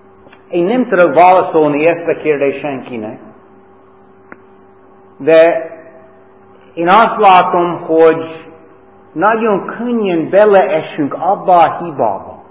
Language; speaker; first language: Hungarian; non-native, fluent; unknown